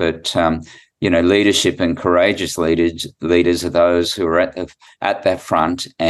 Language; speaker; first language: English; native; English